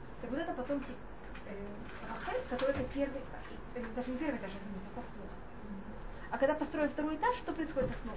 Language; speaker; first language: Russian; non-native, fluent; Hebrew